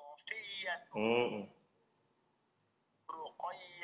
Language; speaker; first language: Arabic; non-native, learner; Indonesian